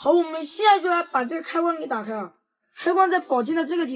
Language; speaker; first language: Chinese; native; Chinese